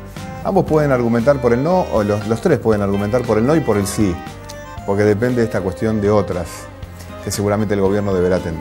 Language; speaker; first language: Spanish; native; Spanish